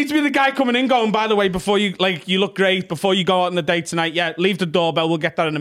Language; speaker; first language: English; native; English